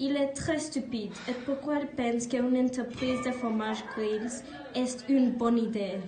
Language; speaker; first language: French; non-native, learner; English